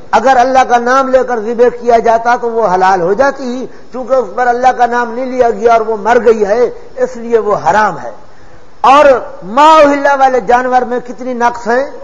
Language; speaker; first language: Urdu; non-native, local second language; Saraiki